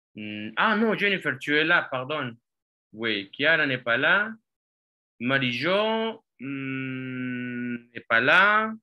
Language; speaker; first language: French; non-native, fluent; Spanish